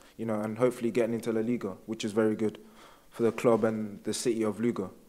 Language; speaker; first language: English; native; English